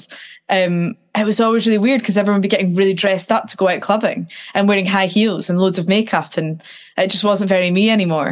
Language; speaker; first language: English; native; English